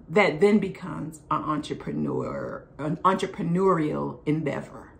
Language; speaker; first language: English; native; English